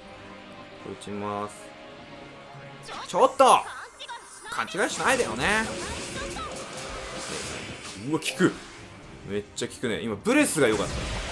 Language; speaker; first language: Japanese; native; Japanese